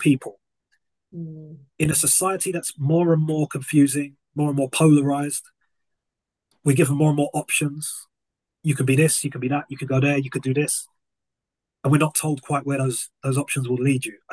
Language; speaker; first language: English; native; English